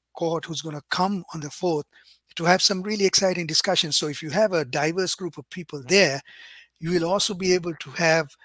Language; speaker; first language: English; non-native, local second language; Sinhala